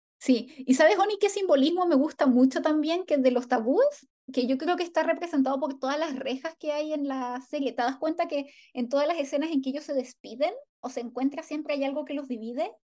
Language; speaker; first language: Spanish; native; Spanish